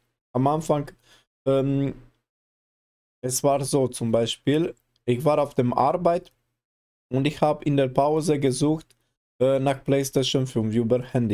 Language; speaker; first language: German; non-native, learner; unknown